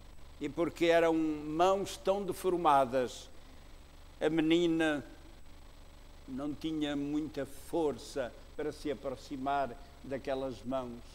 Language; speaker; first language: Portuguese; native; Portuguese